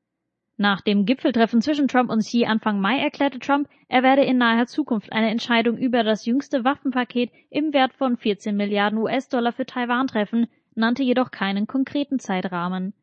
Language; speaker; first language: German; native; German